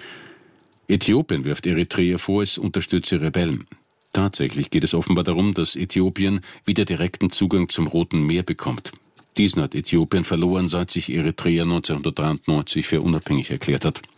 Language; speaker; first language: German; native; German